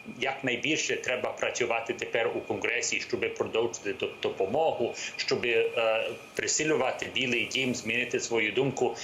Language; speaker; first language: Ukrainian; early bilingual, heritage; English